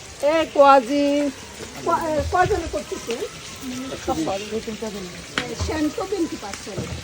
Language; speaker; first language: Italian; non-native, learner; Bangla